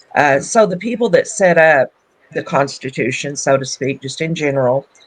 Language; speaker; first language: English; native; English